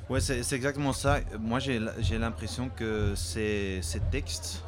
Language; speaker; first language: French; non-native, fluent; Dutch